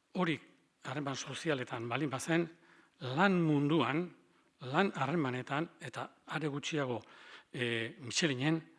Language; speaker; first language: Basque; native; Basque